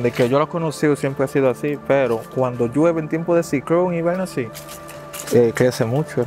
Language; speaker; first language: Spanish; native; Spanish